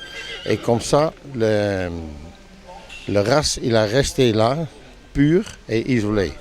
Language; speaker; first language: French; non-native, fluent; Dutch